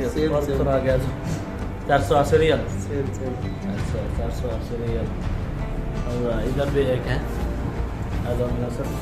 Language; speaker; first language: Hindi; non-native, learner; Bangla